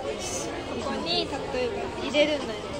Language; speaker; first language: Japanese; native; Japanese